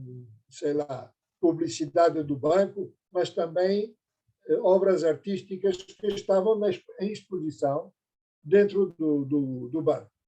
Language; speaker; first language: Portuguese; non-native, fluent; Persian